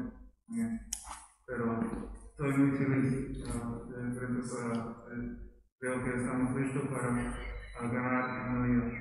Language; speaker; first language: Spanish; non-native, learner; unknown